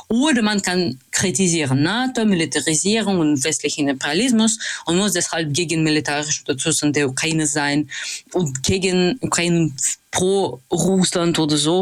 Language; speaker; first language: German; non-native, fluent; Russian